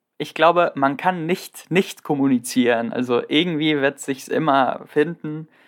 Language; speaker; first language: German; early bilingual, heritage; Greek